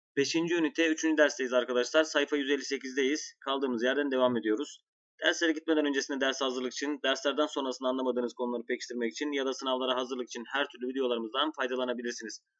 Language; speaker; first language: Turkish; native; Turkish